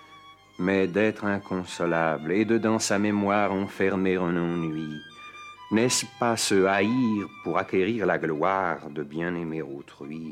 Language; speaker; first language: French; native; French